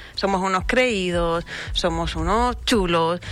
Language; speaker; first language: Spanish; native; Spanish